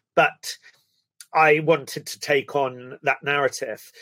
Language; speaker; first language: English; native; English